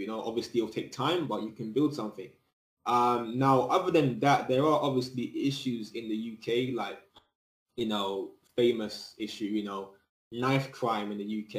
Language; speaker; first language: English; native; English